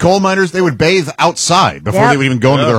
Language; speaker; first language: English; native; English